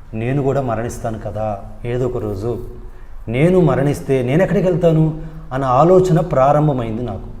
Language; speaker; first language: Telugu; non-native, local second language; Urdu